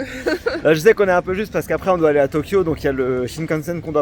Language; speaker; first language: French; native; French